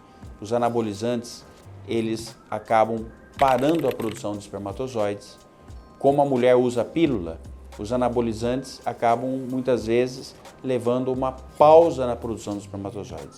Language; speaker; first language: Portuguese; native; Portuguese